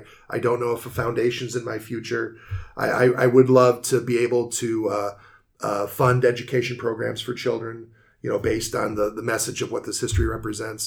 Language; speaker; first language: English; native; English